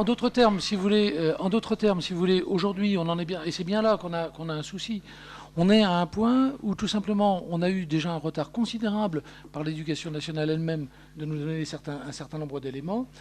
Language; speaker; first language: French; native; French